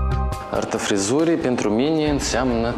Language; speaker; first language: Romanian; non-native, local second language; Russian